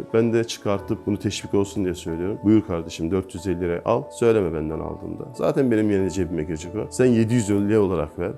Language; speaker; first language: Turkish; native; Turkish